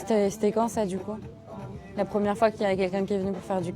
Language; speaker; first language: French; native; French